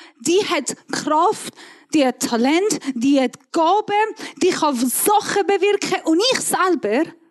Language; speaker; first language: German; non-native, fluent; Persian